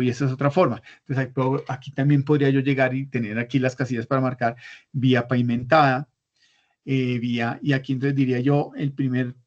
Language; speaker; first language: Spanish; native; Spanish